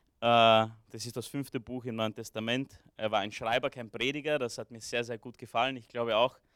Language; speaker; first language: German; early bilingual, other home language; Romanian